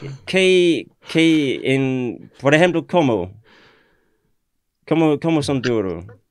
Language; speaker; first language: Spanish; non-native, learner; English